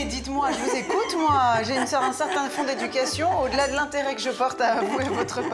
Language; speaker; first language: French; native; French